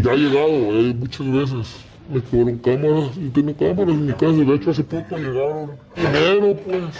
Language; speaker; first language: Spanish; native; Spanish